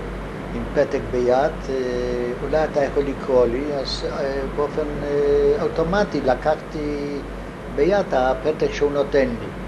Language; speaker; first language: Hebrew; non-native, fluent; Hungarian